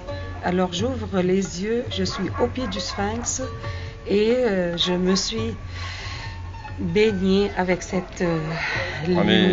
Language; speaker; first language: French; non-native, fluent; Arabic